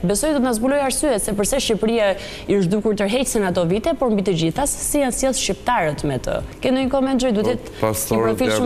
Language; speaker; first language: Albanian; native; Albanian